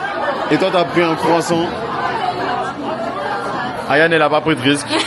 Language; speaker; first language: French; native; French